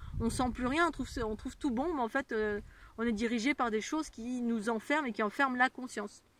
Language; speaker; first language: French; native; French